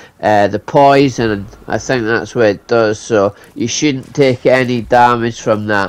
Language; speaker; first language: English; native; English